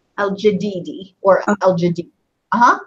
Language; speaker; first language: Arabic; non-native, learner; English